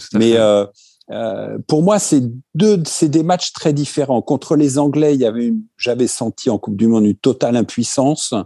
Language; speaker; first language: French; native; French